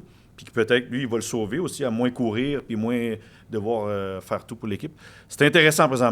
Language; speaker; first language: French; native; French